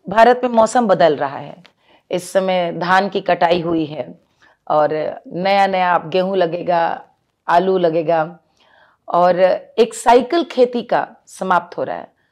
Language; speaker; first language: Hindi; native; Hindi